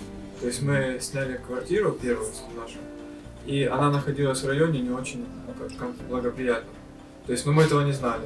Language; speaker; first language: Russian; native; Russian